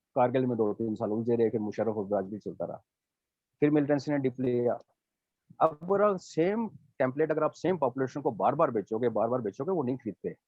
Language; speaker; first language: Hindi; non-native, local second language; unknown